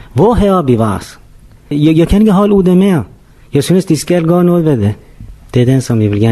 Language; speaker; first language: Danish; non-native, fluent; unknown